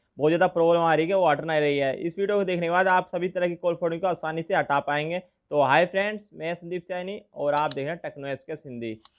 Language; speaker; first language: Hindi; native; Hindi